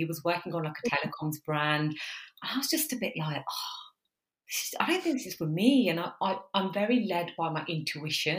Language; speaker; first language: English; native; English